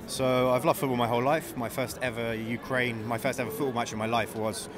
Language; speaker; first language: English; native; English